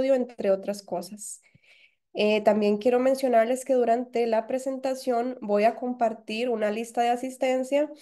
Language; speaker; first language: Spanish; native; Spanish